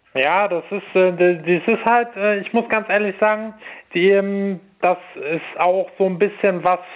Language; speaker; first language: German; native; German